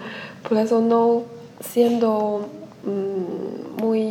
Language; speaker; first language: Spanish; non-native, learner; Chinese